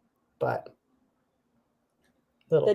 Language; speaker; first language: English; native; English